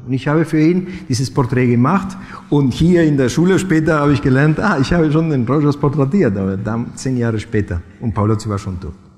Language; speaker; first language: German; non-native, fluent; Spanish